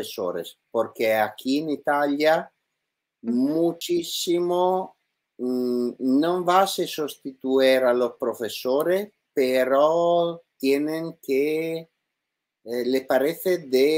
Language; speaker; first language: Spanish; non-native, learner; Italian